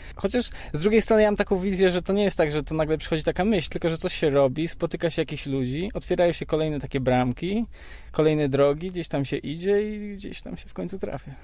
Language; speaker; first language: Polish; native; Polish